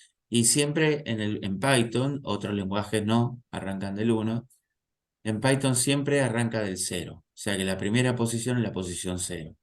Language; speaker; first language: Spanish; native; Spanish